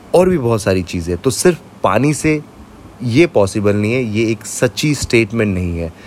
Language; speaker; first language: Hindi; native; Hindi